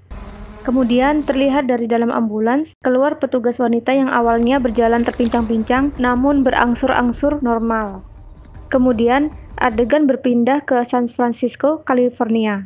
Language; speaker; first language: Indonesian; native; Indonesian